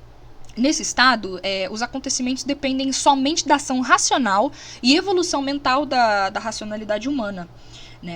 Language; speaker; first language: Portuguese; native; Portuguese